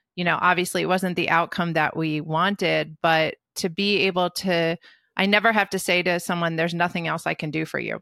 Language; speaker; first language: English; native; English